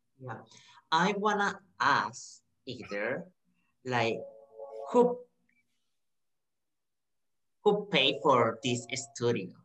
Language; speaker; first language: English; non-native, learner; Spanish